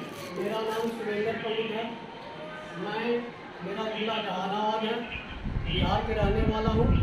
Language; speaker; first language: Hindi; non-native, local second language; Magahi